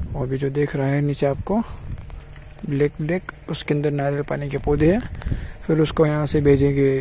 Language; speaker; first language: Hindi; non-native, local second language; Gujarati